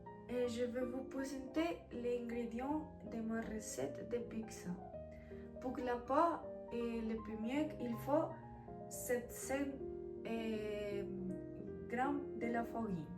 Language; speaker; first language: French; non-native, learner; Spanish